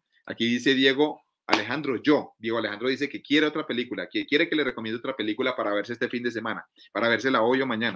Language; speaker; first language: Spanish; native; Spanish